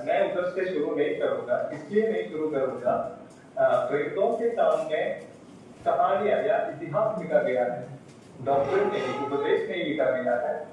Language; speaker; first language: Hindi; non-native, local second language; Malayalam